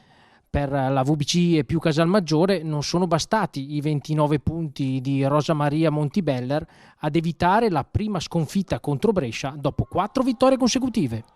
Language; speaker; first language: Italian; native; Italian